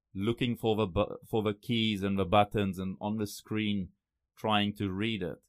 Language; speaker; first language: English; non-native, local second language; Afrikaans